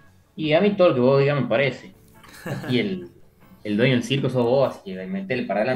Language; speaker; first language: Spanish; native; Spanish